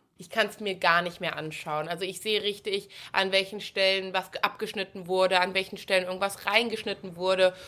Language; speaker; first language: German; native; German